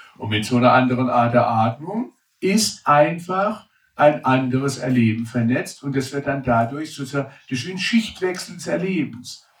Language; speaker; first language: German; native; German